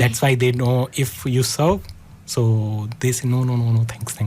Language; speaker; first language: English; non-native, learner; Hindi